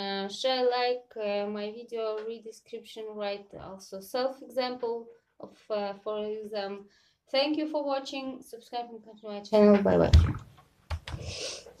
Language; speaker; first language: English; non-native, learner; Russian